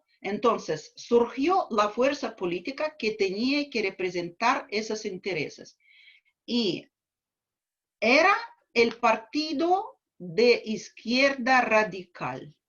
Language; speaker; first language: Spanish; non-native, fluent; Russian